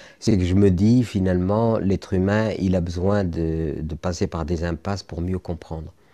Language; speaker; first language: French; non-native, local second language; Arabic